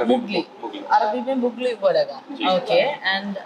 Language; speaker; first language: Hindi; non-native, local second language; Malayalam